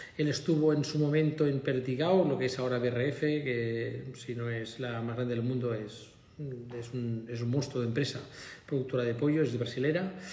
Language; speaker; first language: Spanish; native; Spanish